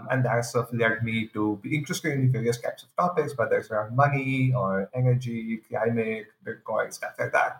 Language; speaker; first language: English; non-native, local second language; Urdu